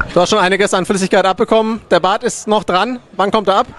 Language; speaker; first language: German; native; German